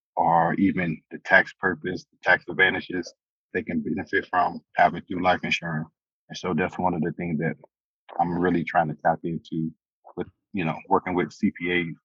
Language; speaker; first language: English; native; English